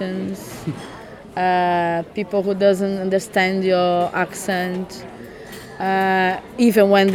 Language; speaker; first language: English; non-native, fluent; Portuguese